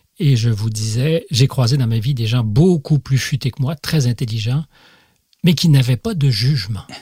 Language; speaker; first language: French; native; French